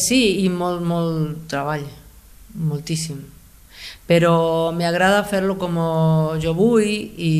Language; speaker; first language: Catalan; non-native, fluent; Spanish